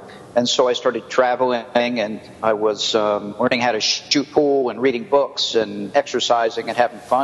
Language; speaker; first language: English; native; English